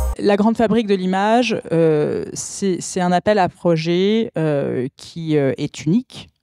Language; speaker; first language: French; native; French